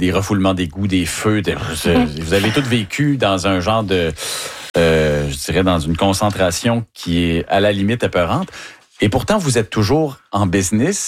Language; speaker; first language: French; native; French